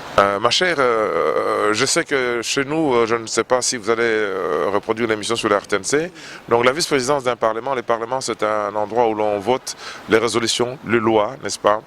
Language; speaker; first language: French; non-native, local second language; Luba-Lulua